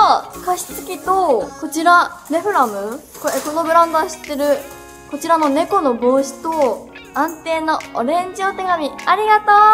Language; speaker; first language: Japanese; native; Japanese